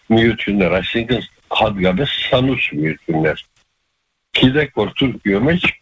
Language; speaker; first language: Armenian; early bilingual, heritage; Armenian